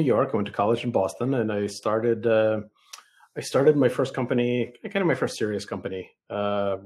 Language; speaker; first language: English; early bilingual, other home language; Russian